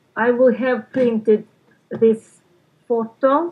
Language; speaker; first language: English; non-native, learner; Russian